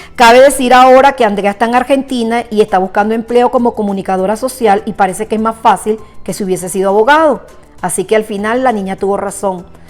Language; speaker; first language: Spanish; native; Spanish